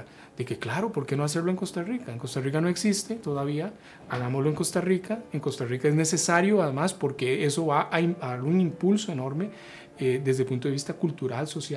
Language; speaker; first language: Spanish; native; Spanish